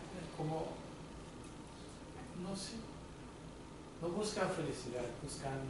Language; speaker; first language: Spanish; non-native, fluent; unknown